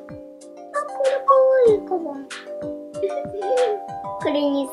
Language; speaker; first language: Japanese; native; Japanese